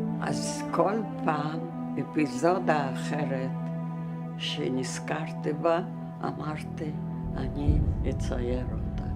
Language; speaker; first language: Hebrew; early bilingual, other home language; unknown